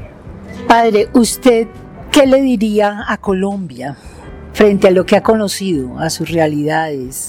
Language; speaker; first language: Spanish; native; Spanish